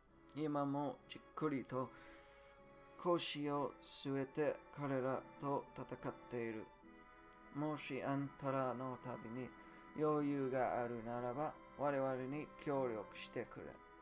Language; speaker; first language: Japanese; non-native, learner; English